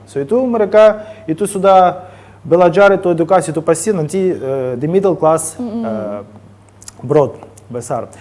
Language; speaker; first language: Indonesian; non-native, learner; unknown